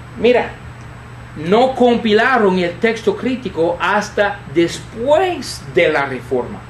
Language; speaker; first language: Spanish; non-native, fluent; English